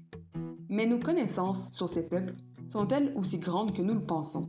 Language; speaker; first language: French; native; French